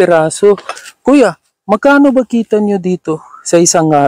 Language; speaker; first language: Filipino; non-native, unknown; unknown